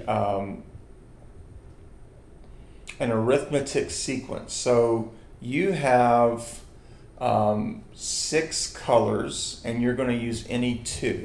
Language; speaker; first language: English; native; English